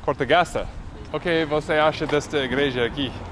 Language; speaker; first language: Portuguese; non-native, learner; English